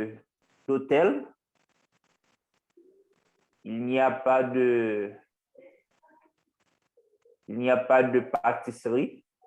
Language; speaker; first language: French; non-native, learner; Spanish